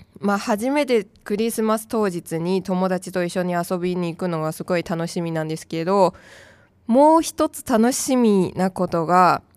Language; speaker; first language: Japanese; non-native, fluent; Chinese